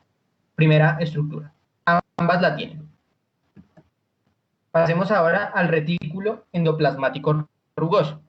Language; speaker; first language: Spanish; native; Spanish